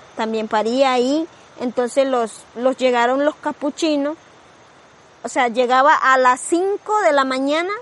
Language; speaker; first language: Spanish; non-native, local second language; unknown